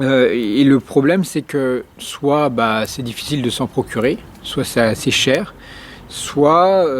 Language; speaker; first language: French; native; French